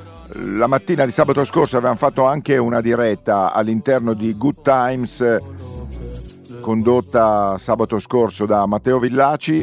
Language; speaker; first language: Italian; native; Italian